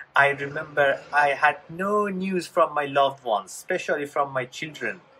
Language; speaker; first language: English; non-native, fluent; Persian